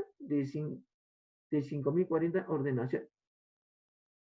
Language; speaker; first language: Spanish; native; Spanish